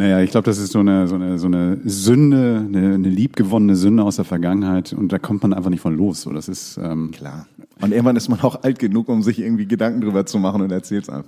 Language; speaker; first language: German; native; German